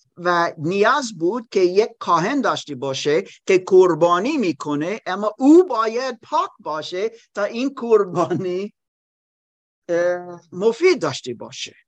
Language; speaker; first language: Persian; non-native, learner; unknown